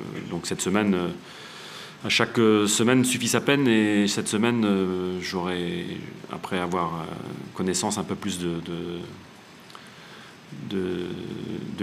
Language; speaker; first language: French; native; French